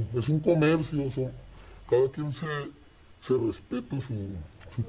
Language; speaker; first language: Spanish; native; Spanish